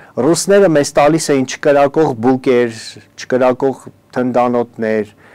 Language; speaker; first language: Armenian; native; Armenian